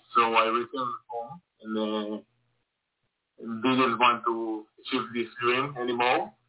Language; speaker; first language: English; non-native, learner; Hebrew